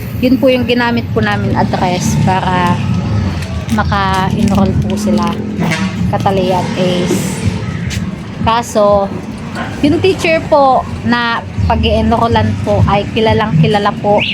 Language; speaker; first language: Filipino; native; Filipino